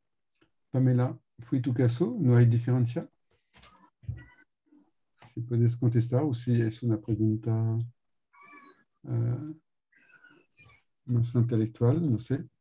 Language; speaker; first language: Spanish; non-native, learner; French